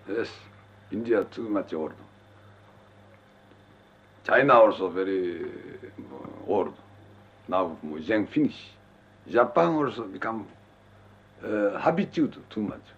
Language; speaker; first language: English; non-native, learner; Japanese